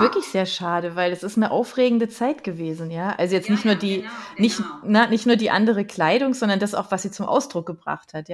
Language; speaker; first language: German; native; German